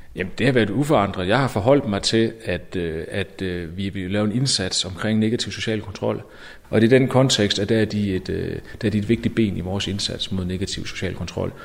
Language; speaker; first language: Danish; native; Danish